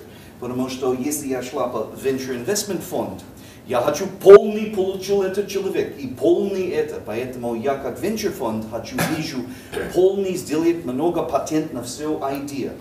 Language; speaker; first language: Russian; non-native, learner; English